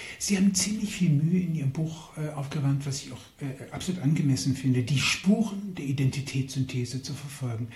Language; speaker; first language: German; native; German